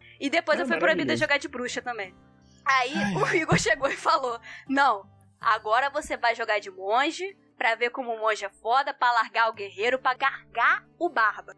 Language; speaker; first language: Portuguese; native; Portuguese